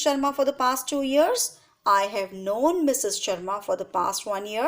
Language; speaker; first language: English; non-native, local second language; Hindi